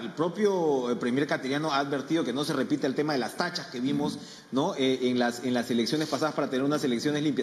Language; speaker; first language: Spanish; native; Spanish